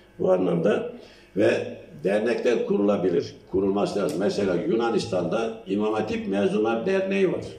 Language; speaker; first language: Turkish; native; Turkish